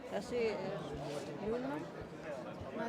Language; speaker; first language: Icelandic; non-native, learner; English